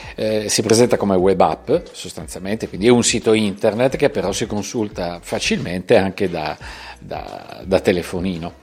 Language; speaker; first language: Italian; native; Italian